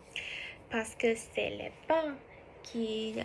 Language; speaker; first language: French; non-native, learner; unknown